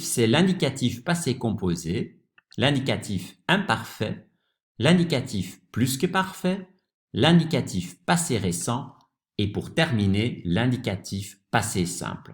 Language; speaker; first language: French; non-native, fluent; Dutch